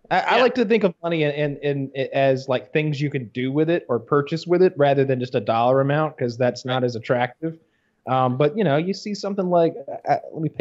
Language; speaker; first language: English; native; English